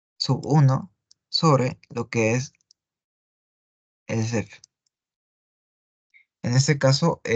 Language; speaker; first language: Spanish; native; Spanish